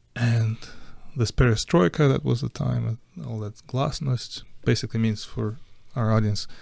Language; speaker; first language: English; non-native, fluent; Ukrainian